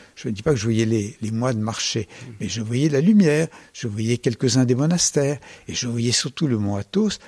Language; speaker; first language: French; native; French